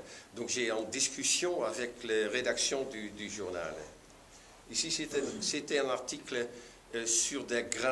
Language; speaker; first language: French; non-native, learner; Dutch